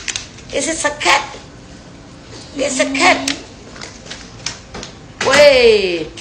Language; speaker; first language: English; non-native, learner; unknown